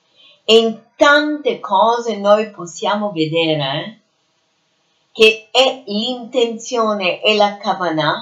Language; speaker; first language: Italian; non-native, fluent; English